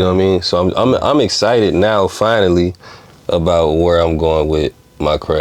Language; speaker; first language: English; native; English